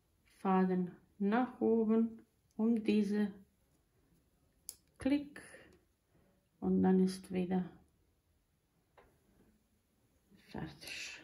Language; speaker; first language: German; non-native, learner; Croatian